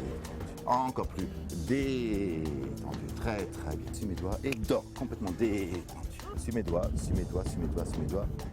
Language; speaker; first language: French; native; French